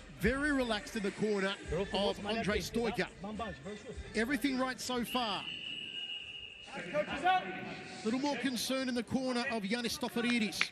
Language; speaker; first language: English; native; English